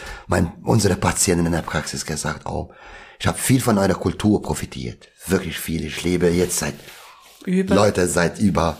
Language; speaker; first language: German; non-native, local second language; Albanian